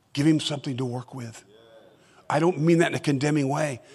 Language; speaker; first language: English; native; English